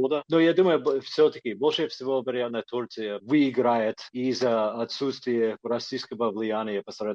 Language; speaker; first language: Russian; non-native, fluent; English